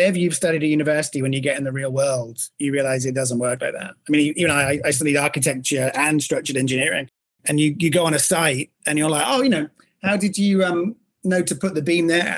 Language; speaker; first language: English; native; English